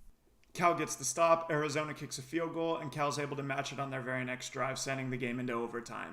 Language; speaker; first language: English; native; English